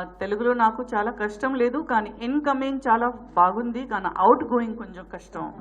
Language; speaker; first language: Telugu; non-native, local second language; Gujarati